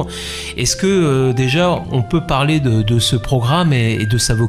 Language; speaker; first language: French; native; French